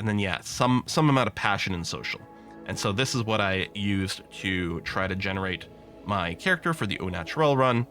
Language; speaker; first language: English; native; English